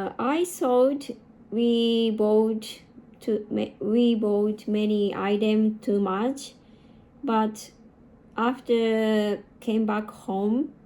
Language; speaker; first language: English; non-native, learner; Japanese